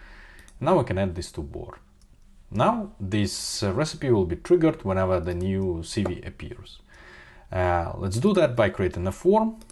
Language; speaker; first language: English; non-native, fluent; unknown